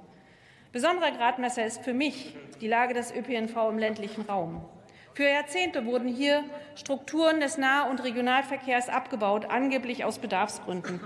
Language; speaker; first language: German; native; German